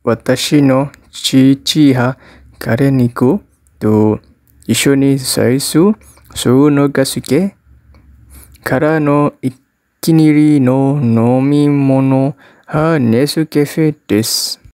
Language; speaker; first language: Japanese; non-native, learner; Malay